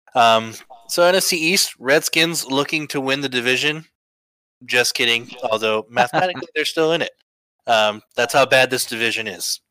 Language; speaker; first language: English; native; English